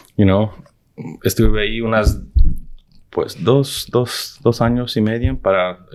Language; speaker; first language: Spanish; early bilingual, heritage; Spanish